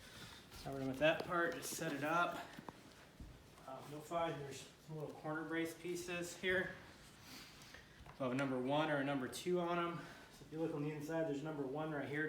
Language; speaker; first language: English; native; English